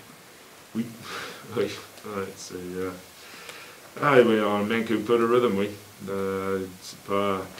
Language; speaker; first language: French; non-native, learner; English